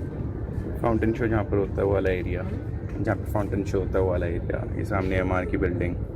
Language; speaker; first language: Hindi; native; Hindi